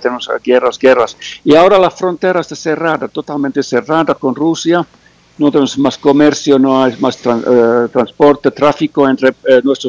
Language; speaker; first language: Spanish; non-native, fluent; Finnish